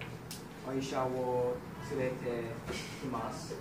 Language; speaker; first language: Japanese; non-native, learner; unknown